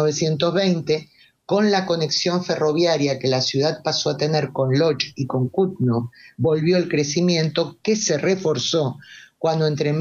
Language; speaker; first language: Spanish; native; Spanish